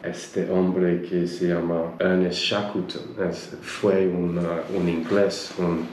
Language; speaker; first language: Spanish; non-native, learner; English